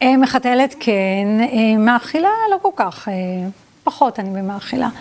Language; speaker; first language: Hebrew; early bilingual, other home language; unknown